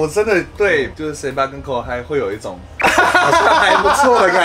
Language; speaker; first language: Chinese; native; Chinese